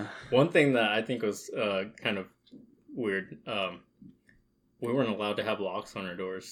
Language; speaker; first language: English; early bilingual, other home language; Spanish